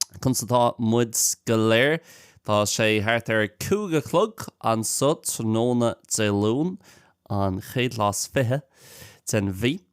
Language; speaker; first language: Irish; native; Irish